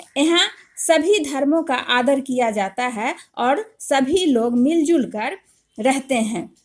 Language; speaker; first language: Hindi; native; Hindi